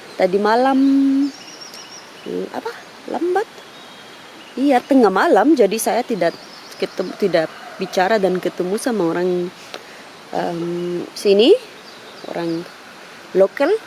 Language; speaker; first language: Indonesian; non-native, learner; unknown